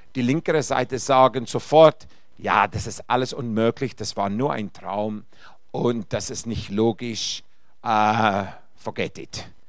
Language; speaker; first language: German; non-native, fluent; Afrikaans